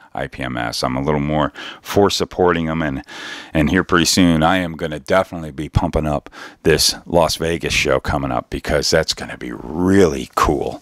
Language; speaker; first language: English; native; English